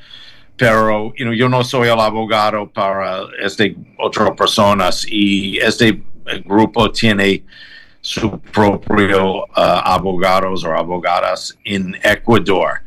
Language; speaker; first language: Spanish; non-native, learner; English